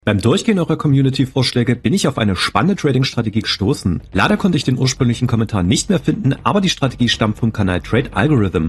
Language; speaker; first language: German; native; German